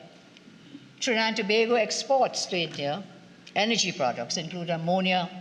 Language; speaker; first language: English; native; English